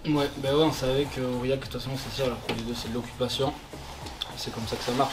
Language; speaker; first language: French; native; French